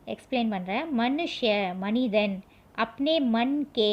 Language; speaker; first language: Hindi; non-native, local second language; Tamil